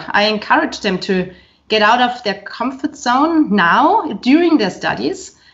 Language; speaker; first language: English; non-native, fluent; German